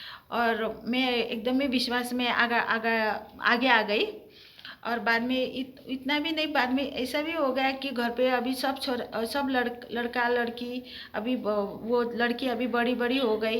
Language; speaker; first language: Hindi; early bilingual, heritage; Hindi